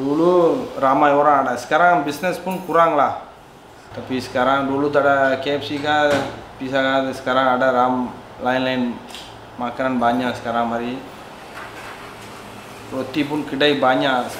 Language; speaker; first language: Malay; non-native, learner; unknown